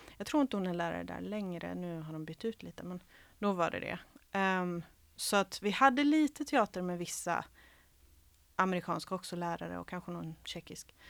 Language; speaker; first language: Swedish; early bilingual, other home language; Serbian